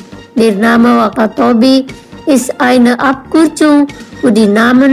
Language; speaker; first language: German; non-native, fluent; Indonesian